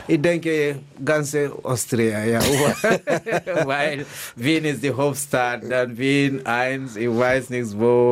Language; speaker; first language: German; non-native, learner; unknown